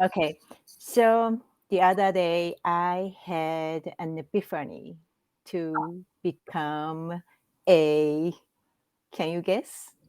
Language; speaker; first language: English; non-native, learner; Japanese